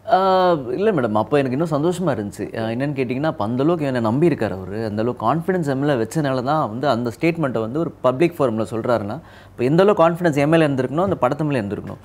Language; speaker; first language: Tamil; native; Tamil